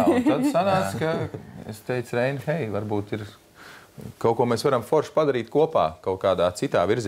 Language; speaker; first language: Latvian; native; Latvian